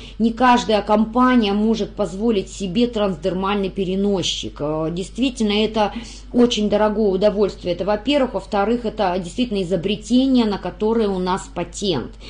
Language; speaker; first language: Russian; native; Russian